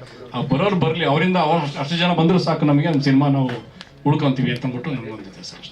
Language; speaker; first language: Kannada; native; Kannada